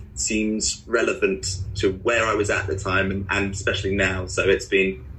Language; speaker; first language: English; native; English